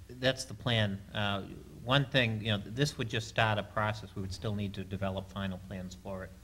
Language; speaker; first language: English; native; English